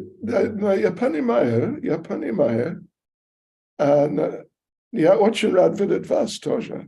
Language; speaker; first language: Russian; non-native, learner; English